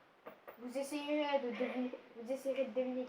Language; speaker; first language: French; native; French